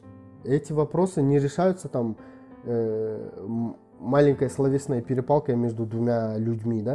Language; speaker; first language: Russian; non-native, local second language; Kyrgyz